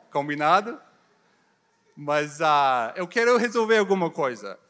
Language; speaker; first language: Portuguese; non-native, learner; English